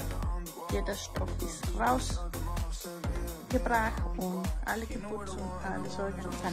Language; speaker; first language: German; non-native, learner; Spanish